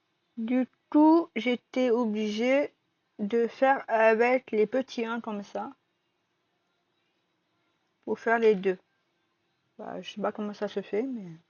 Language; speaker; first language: French; native; French